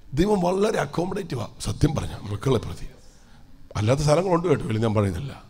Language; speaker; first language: Malayalam; early bilingual, heritage; Malayalam